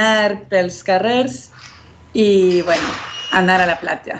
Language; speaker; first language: Catalan; non-native, fluent; Spanish